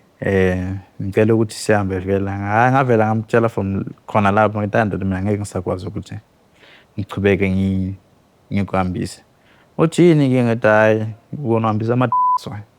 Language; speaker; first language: Zulu; native; Zulu